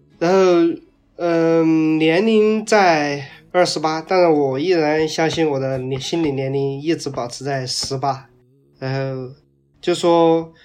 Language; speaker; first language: Chinese; native; Chinese